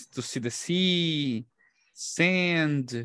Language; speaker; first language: English; non-native, fluent; Portuguese